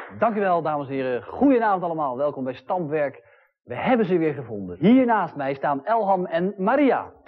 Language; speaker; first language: Dutch; native; Dutch